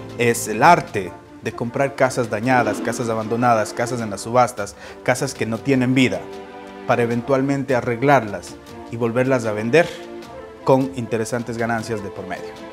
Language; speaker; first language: Spanish; native; Spanish